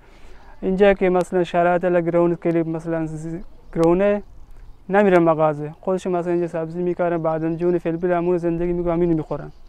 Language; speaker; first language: Persian; non-native, local second language; Baluchi